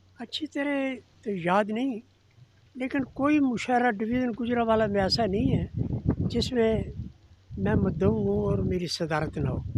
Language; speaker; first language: Urdu; non-native, local second language; Punjabi